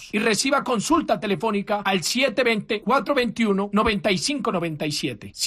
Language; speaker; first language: Spanish; native; Spanish